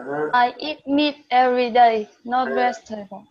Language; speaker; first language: English; non-native, learner; Vietnamese